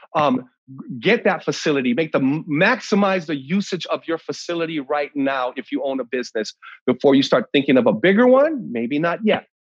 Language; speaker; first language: English; native; English